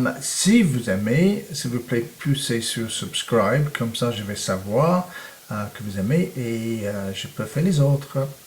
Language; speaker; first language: French; non-native, fluent; English